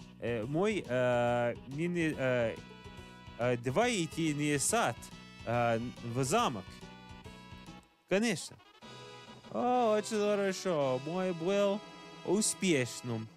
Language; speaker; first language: Russian; non-native, learner; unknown